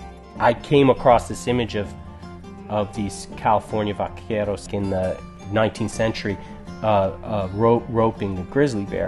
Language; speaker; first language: English; native; English